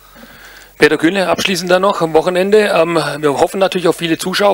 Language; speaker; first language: German; native; German